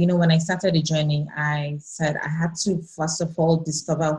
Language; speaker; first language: English; non-native, local second language; Yoruba